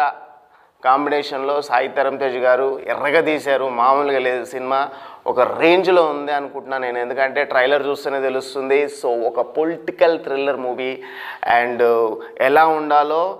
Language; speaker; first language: Telugu; native; Telugu